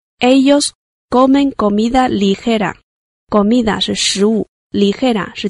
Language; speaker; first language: Spanish; non-native, fluent; Chinese